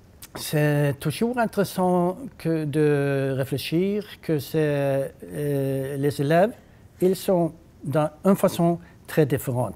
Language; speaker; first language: French; non-native, learner; Norwegian